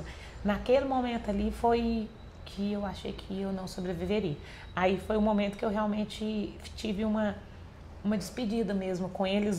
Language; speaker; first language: Portuguese; native; Portuguese